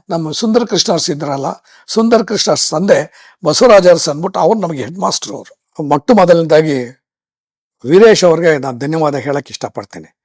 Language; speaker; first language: Kannada; native; Kannada